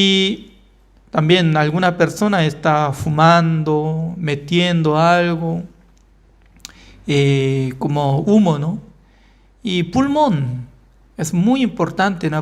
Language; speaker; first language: Spanish; non-native, fluent; Korean